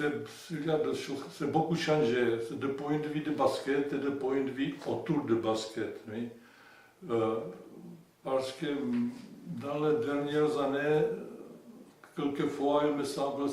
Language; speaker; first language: French; non-native, fluent; Czech